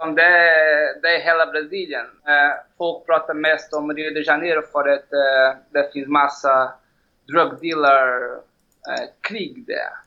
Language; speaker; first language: Swedish; non-native, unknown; Portuguese